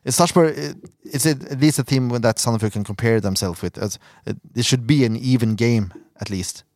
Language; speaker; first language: English; non-native, fluent; Norwegian